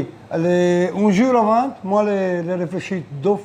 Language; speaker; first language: French; non-native, learner; Italian